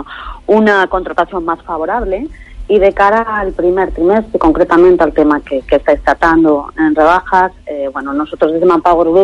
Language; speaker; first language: Spanish; native; Spanish